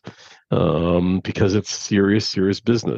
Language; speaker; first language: English; native; English